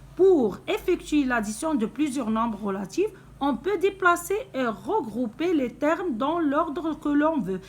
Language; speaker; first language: French; non-native, local second language; Arabic